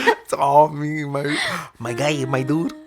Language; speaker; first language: English; native; English